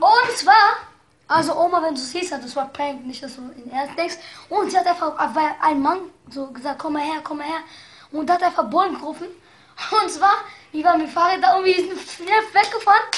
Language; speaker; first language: German; early bilingual, other home language; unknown